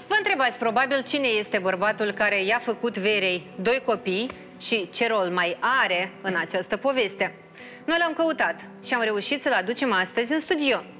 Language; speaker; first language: Romanian; native; Romanian